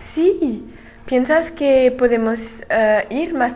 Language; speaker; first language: Spanish; non-native, learner; French